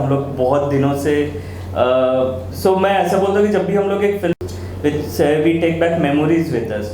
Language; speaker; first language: Hindi; native; Hindi